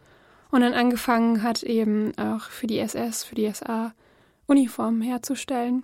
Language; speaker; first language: German; native; German